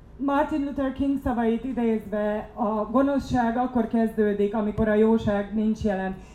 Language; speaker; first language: Hungarian; non-native, fluent; English